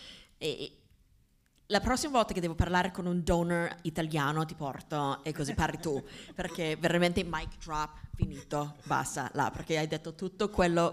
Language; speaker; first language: Italian; non-native, fluent; English